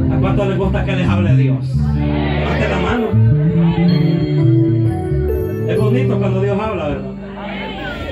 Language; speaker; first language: Spanish; native; Spanish